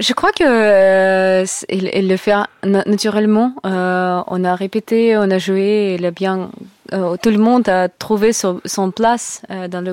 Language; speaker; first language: French; non-native, learner; Russian